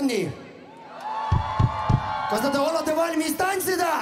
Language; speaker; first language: Estonian; non-native, fluent; Ukrainian